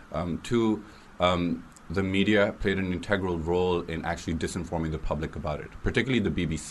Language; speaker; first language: English; non-native, local second language; Urdu